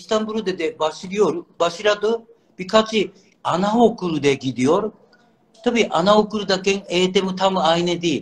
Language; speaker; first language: Turkish; non-native, learner; Japanese